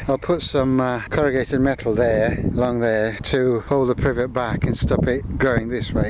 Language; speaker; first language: English; native; English